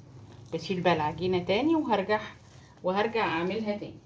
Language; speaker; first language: Arabic; native; Arabic